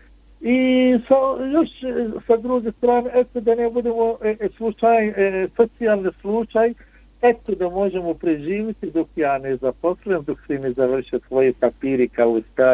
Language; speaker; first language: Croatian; non-native, fluent; Arabic